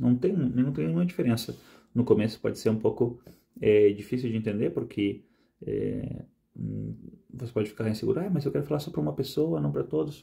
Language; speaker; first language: Portuguese; non-native, fluent; Spanish